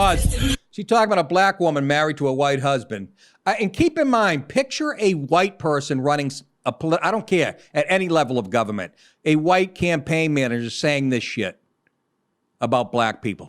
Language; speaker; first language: English; native; English